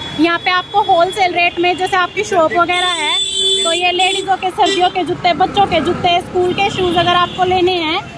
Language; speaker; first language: Hindi; native; Hindi